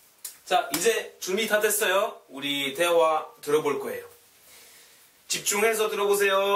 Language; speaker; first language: Korean; non-native, fluent; French